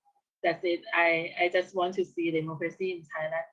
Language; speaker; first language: English; non-native, learner; Thai